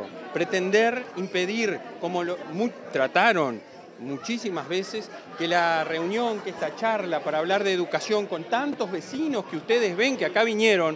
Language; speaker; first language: Spanish; native; Spanish